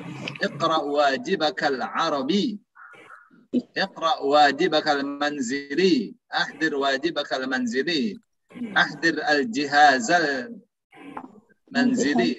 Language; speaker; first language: Arabic; non-native, fluent; Indonesian